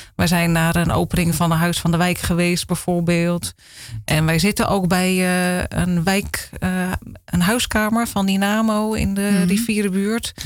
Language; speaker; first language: Dutch; native; Dutch